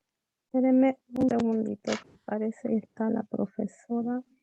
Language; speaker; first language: Spanish; native; Spanish